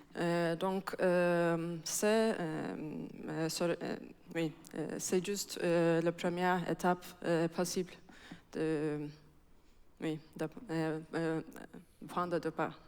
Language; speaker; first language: French; non-native, fluent; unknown